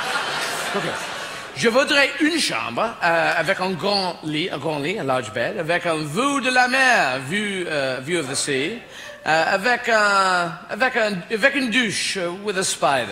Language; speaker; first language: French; non-native, fluent; English